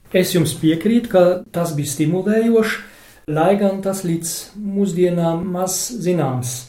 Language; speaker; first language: Latvian; non-native, fluent; German